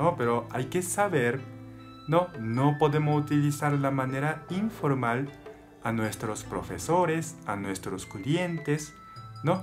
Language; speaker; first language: Spanish; non-native, learner; Japanese